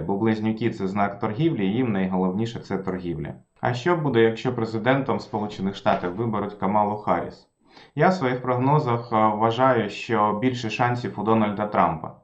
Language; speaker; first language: Ukrainian; non-native, local second language; Russian